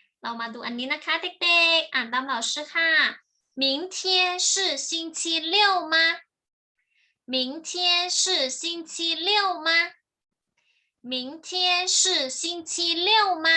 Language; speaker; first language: Chinese; non-native, fluent; Thai